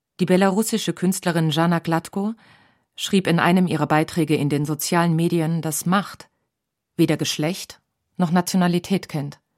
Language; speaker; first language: German; native; German